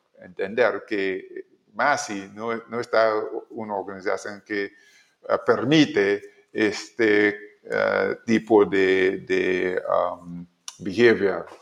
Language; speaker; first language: Spanish; non-native, learner; English